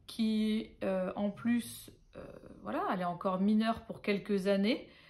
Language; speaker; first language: French; native; French